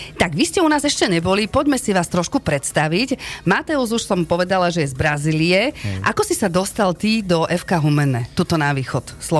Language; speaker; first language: Slovak; native; Slovak